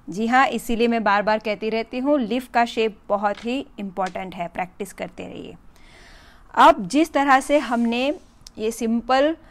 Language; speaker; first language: Hindi; non-native, local second language; Gujarati